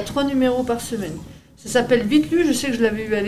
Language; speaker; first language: French; native; French